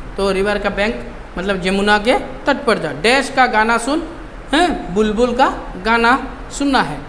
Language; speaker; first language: Hindi; non-native, local second language; Bangla